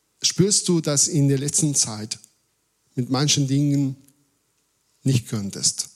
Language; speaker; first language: German; non-native, fluent; Spanish